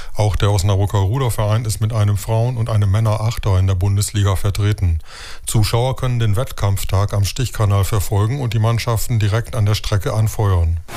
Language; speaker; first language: German; native; German